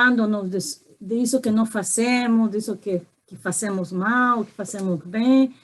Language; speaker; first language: Portuguese; non-native, fluent; Spanish